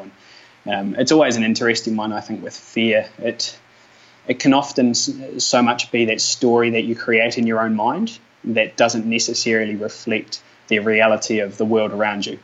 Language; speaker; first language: English; native; English